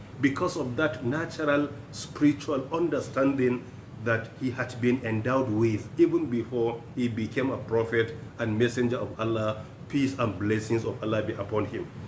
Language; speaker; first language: English; non-native, local second language; Hausa